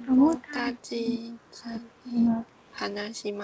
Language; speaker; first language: Japanese; non-native, learner; Chinese